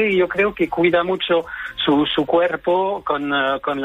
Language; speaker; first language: Spanish; non-native, fluent; French